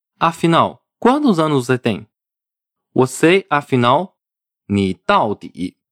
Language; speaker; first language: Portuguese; non-native, fluent; Chinese